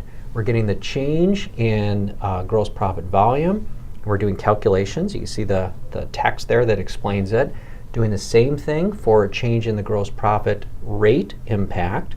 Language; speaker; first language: English; native; English